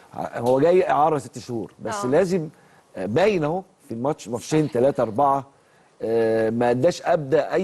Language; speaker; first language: Arabic; native; Arabic